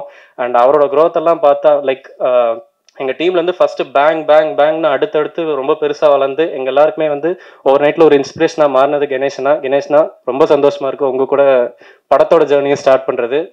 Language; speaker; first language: Tamil; native; Tamil